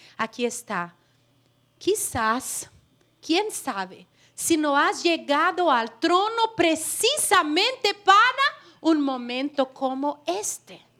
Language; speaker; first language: Spanish; non-native, fluent; Portuguese